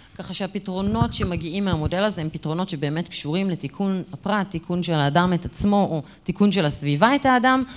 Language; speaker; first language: Hebrew; native; Hebrew